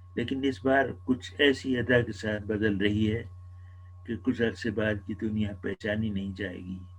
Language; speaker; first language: Urdu; native; Urdu